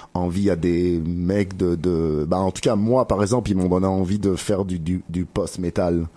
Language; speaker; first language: French; native; French